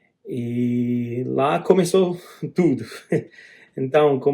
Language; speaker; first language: Portuguese; non-native, fluent; English